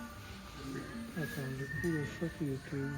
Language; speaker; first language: French; native; French